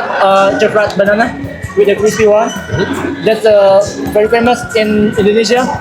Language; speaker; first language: English; non-native, learner; Indonesian